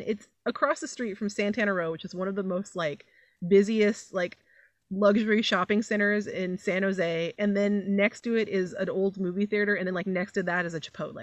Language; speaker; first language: English; native; English